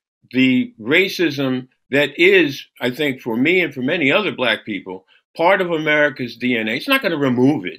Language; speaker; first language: English; native; English